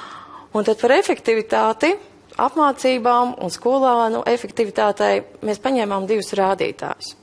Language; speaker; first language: Latvian; native; Latvian